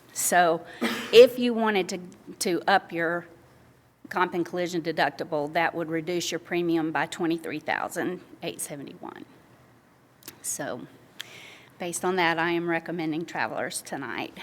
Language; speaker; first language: English; native; English